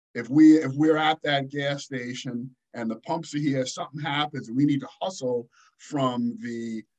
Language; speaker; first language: English; native; English